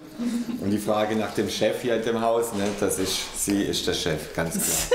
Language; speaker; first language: German; native; German